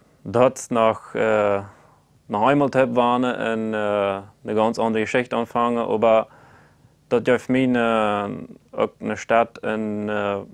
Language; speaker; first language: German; non-native, local second language; Plautdietsch